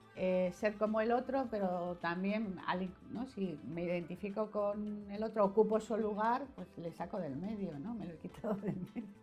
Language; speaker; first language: Spanish; native; Spanish